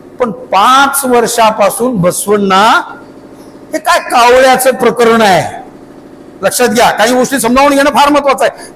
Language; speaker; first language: Marathi; non-native, local second language; Kannada